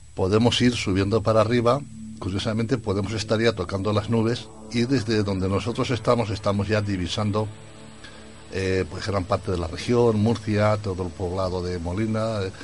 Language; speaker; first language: Spanish; native; Spanish